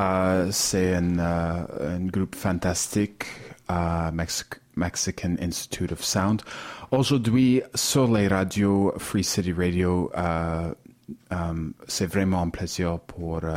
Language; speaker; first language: French; non-native, learner; English